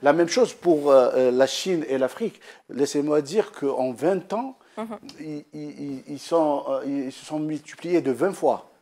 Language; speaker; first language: French; non-native, local second language; Arabic